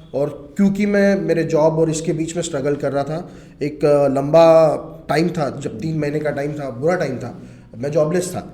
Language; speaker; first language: Hindi; non-native, local second language; Marathi